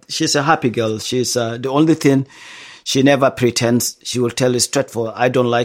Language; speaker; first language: English; non-native, local second language; Hausa